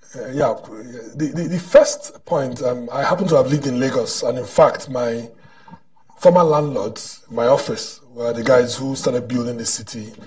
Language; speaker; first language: English; non-native, local second language; Igbo